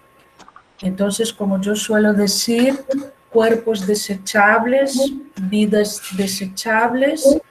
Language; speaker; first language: Spanish; non-native, fluent; Portuguese